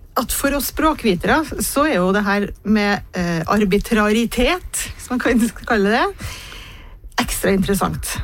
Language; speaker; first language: Norwegian; native; Norwegian